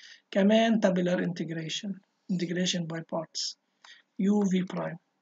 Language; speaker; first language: English; non-native, local second language; Arabic